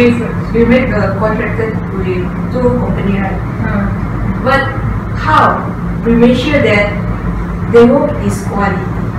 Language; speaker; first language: English; non-native, local second language; Malay